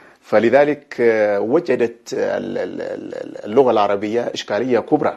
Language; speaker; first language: Arabic; non-native, fluent; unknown